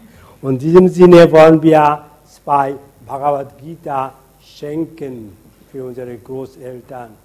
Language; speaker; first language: German; non-native, fluent; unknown